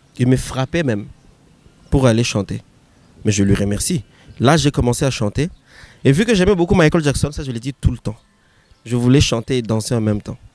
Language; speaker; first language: French; non-native, local second language; Swahili